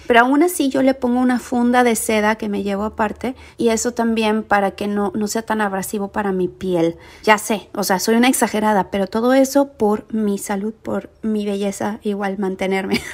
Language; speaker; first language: Spanish; native; Spanish